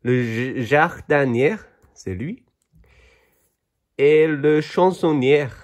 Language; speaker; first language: French; non-native, fluent; Chinese